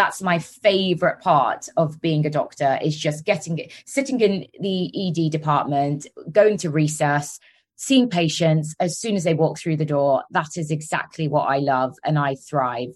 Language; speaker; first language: English; native; English